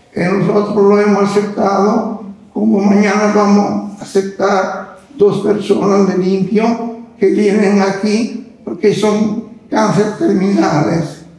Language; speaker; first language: Spanish; non-native, fluent; Italian